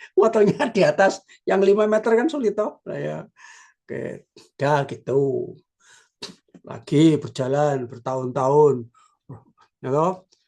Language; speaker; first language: Indonesian; non-native, local second language; Javanese